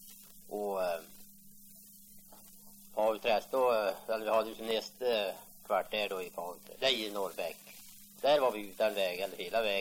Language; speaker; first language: Swedish; native; Swedish